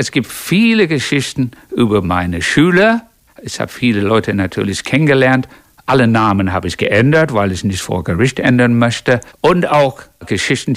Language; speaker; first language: German; non-native, fluent; English